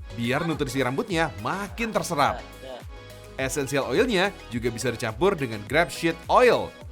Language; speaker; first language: Indonesian; native; Indonesian